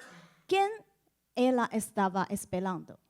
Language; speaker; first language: Portuguese; non-native, learner; Chinese